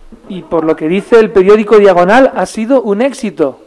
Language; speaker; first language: Spanish; native; Spanish